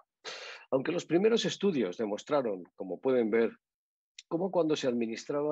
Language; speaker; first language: Spanish; native; Spanish